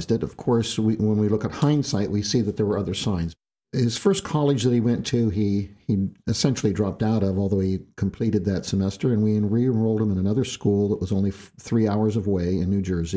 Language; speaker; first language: English; native; English